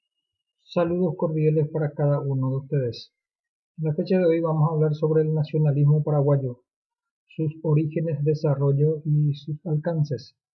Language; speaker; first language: Spanish; native; Spanish